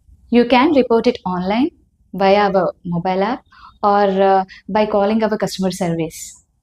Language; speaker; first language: English; non-native, local second language; Telugu